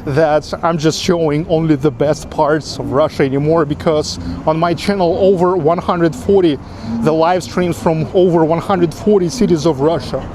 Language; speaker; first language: English; non-native, fluent; Russian